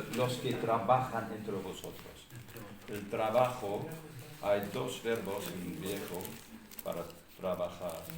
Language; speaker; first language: Spanish; non-native, fluent; English